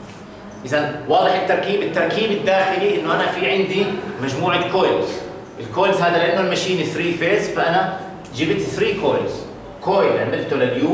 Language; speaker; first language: Arabic; native; Arabic